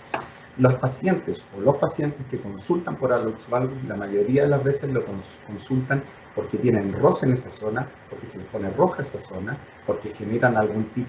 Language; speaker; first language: Spanish; native; Spanish